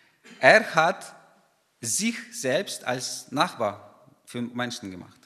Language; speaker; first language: German; non-native, fluent; Ukrainian